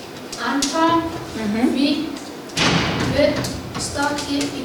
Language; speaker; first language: Russian; non-native, learner; Mongolian